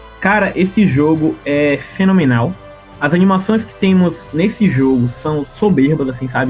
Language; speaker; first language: Portuguese; native; Portuguese